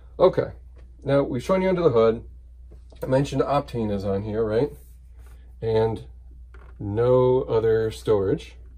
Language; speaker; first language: English; native; English